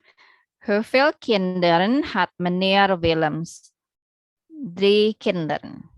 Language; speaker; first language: Dutch; non-native, learner; Indonesian